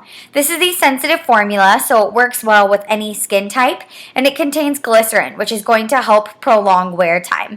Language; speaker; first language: English; native; English